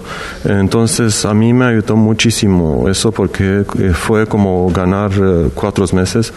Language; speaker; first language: Spanish; non-native, learner; Romanian